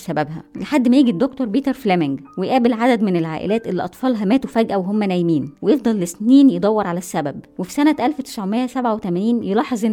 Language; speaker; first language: Arabic; native; Arabic